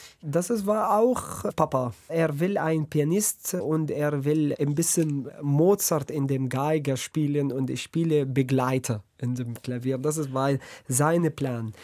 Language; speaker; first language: German; non-native, learner; Arabic